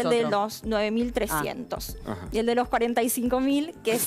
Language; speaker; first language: Spanish; native; Spanish